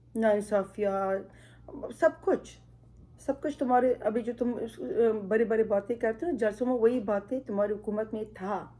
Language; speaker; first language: Urdu; non-native, fluent; Pashto